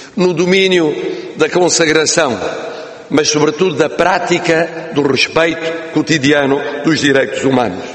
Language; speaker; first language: Portuguese; native; Portuguese